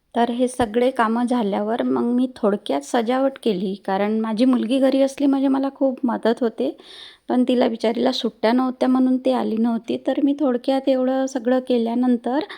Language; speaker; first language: Marathi; non-native, local second language; Hindi